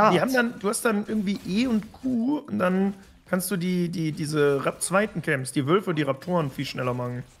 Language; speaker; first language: German; native; German